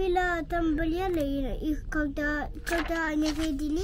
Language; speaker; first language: Russian; early bilingual, heritage; Russian